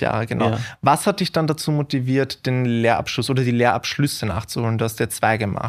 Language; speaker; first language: German; native; German